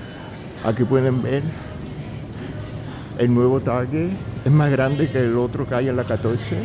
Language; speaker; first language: Spanish; early bilingual, heritage; Spanish